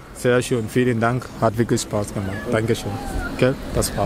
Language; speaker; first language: German; non-native, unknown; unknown